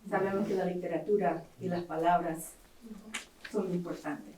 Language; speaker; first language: Spanish; early bilingual, other home language; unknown